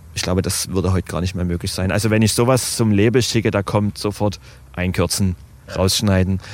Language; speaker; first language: German; native; German